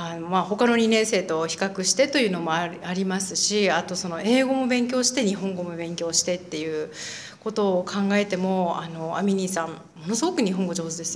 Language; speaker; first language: Japanese; native; Japanese